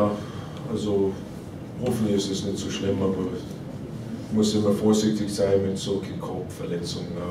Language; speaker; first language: German; non-native, fluent; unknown